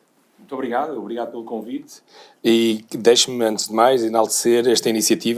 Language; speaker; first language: Portuguese; native; Portuguese